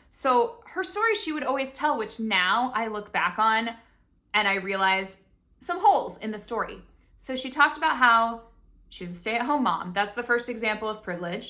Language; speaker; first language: English; native; English